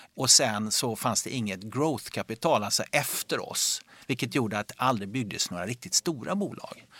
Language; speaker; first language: Swedish; native; Swedish